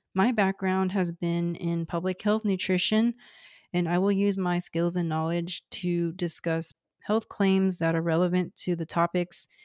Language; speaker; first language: English; early bilingual, other home language; Cantonese